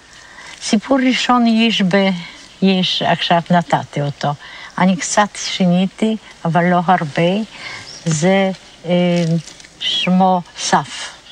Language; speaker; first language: Hebrew; non-native, fluent; Polish